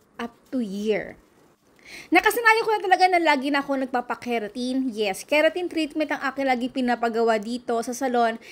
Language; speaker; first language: Filipino; native; Filipino